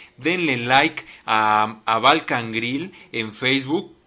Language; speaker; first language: Spanish; native; Spanish